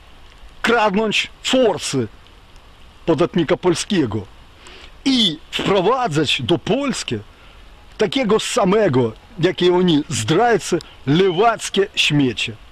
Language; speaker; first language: Polish; non-native, fluent; Ukrainian